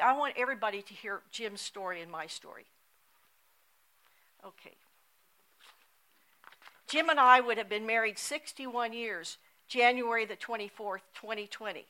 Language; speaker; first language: English; native; English